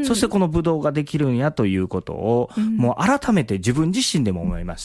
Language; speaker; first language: Japanese; native; Japanese